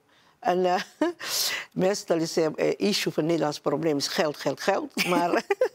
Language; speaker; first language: Dutch; non-native, learner; Somali